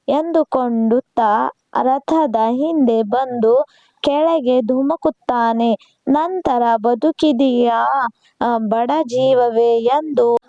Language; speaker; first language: Kannada; non-native, local second language; Urdu